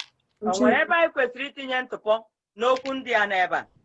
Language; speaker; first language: Igbo; native; Igbo